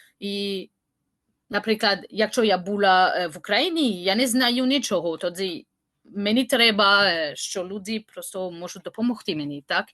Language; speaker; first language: Ukrainian; non-native, learner; French